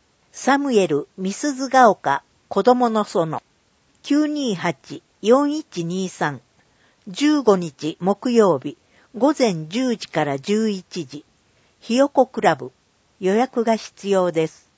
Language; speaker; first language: Japanese; native; Japanese